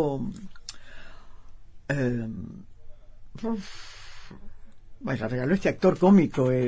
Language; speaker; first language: Spanish; native; Spanish